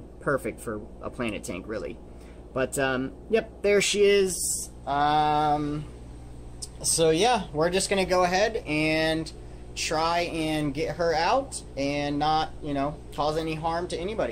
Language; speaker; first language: English; native; English